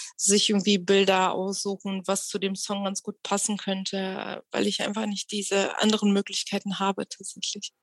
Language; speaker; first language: German; early bilingual, other home language; Russian